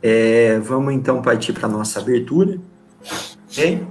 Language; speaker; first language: Portuguese; native; Portuguese